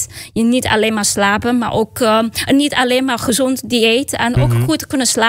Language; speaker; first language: Dutch; non-native, fluent; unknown